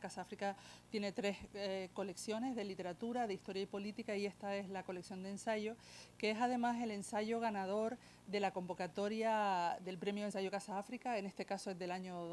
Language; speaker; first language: Spanish; native; Spanish